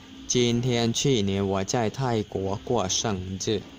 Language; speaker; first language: Chinese; non-native, fluent; Khmer